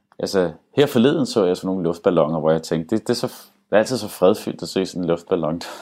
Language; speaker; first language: Danish; early bilingual, other home language; Arabic